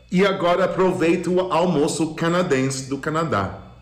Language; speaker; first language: Portuguese; non-native, learner; English